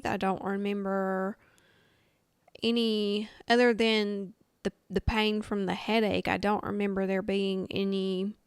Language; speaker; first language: English; native; English